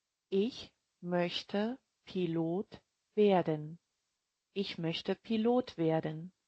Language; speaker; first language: German; non-native, learner; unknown